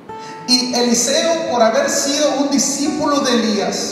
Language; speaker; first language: Spanish; native; Spanish